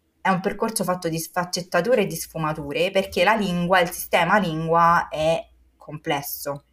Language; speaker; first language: Italian; native; Italian